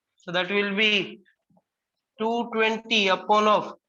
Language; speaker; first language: English; non-native, local second language; Hindi